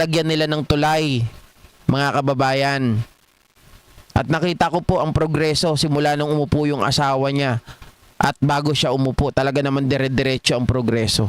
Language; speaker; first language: Filipino; native; Filipino